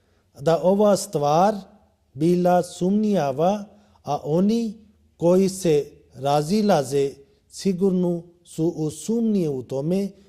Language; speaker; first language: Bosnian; non-native, learner; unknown